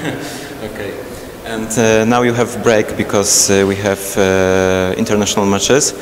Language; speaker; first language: English; non-native, fluent; Polish